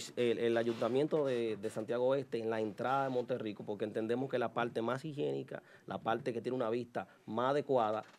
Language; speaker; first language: Spanish; native; Spanish